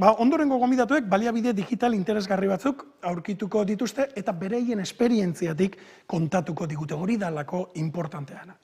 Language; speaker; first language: Basque; native; Basque